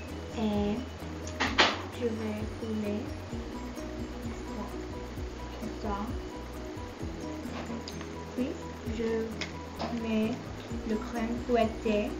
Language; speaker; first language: French; non-native, learner; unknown